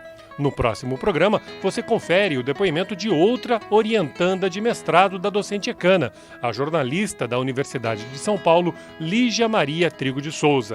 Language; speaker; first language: Portuguese; native; Portuguese